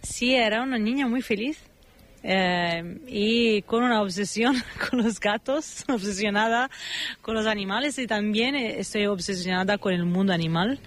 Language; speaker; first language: Spanish; non-native, fluent; Italian